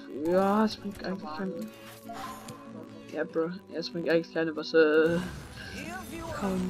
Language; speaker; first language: German; native; German